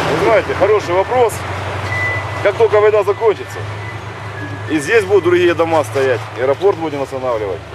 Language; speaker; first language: Russian; native; Russian